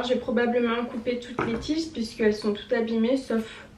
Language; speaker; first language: French; native; French